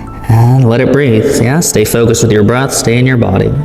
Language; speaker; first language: English; native; English